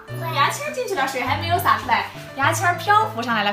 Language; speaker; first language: Chinese; native; Chinese